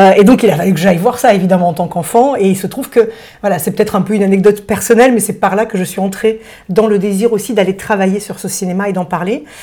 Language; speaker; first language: French; early bilingual, other home language; Russian